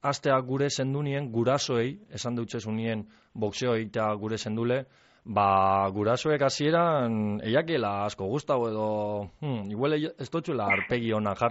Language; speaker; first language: Basque; native; Basque